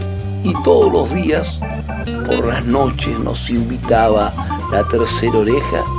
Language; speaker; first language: Spanish; native; Spanish